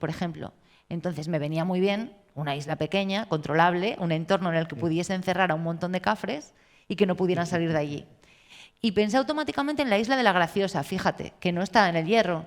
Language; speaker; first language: Spanish; native; Spanish